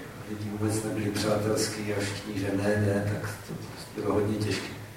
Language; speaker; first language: Czech; native; Czech